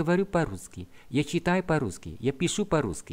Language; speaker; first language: Russian; non-native, fluent; Vietnamese